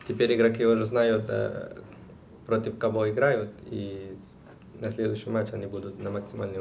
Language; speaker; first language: Russian; non-native, fluent; Spanish